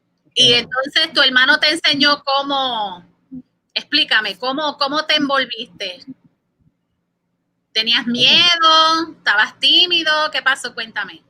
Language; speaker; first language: Spanish; early bilingual, heritage; Spanish